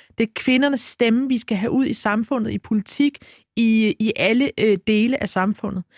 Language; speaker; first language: Danish; early bilingual, other home language; Arabic